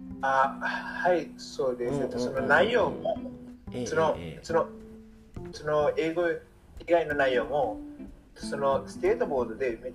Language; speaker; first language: Japanese; non-native, learner; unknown